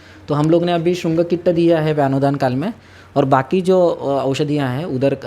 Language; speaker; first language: Hindi; non-native, local second language; Marathi